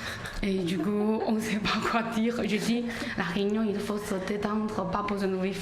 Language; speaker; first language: French; non-native, learner; Chinese